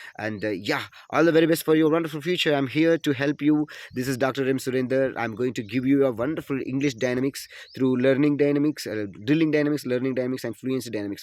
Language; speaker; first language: English; non-native, local second language; Telugu